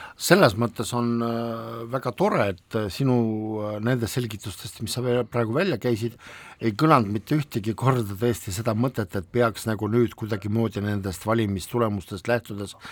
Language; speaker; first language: Estonian; non-native, local second language; Russian